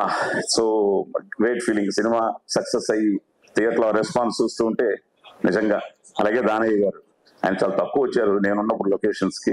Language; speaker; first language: Telugu; native; Telugu